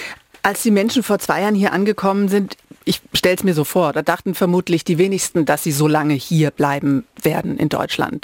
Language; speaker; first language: German; native; German